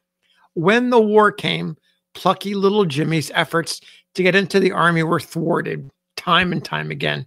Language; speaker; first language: English; native; English